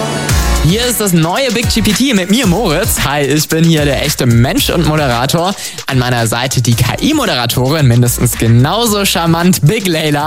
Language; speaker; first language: German; native; German